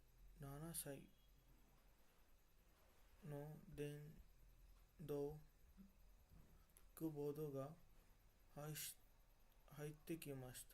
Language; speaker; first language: Japanese; non-native, learner; Marathi